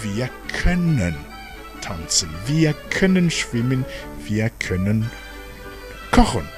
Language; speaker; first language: German; non-native, fluent; Rundi